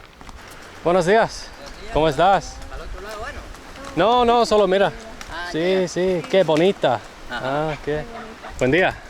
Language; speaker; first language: Spanish; non-native, learner; English